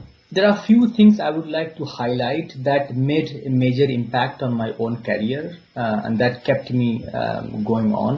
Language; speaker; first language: English; non-native, local second language; Hindi